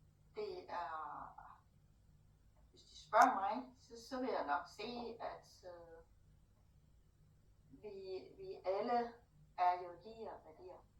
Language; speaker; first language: Danish; non-native, fluent; Thai